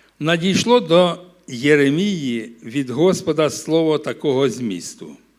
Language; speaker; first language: Ukrainian; non-native, local second language; Russian